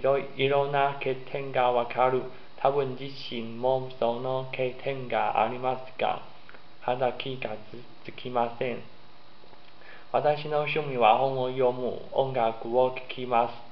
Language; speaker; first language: Japanese; non-native, learner; Chinese